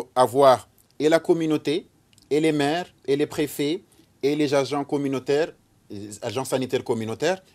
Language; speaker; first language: French; non-native, local second language; Ngazidja Comorian